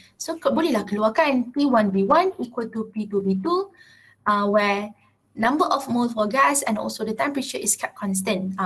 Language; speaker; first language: English; non-native, local second language; Malay